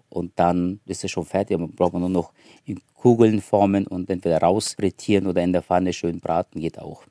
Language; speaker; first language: German; early bilingual, other home language; Turkish